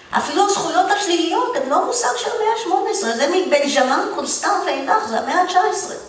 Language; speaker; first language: Hebrew; native; Hebrew